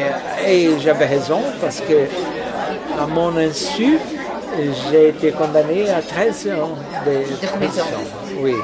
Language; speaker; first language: French; non-native, fluent; Portuguese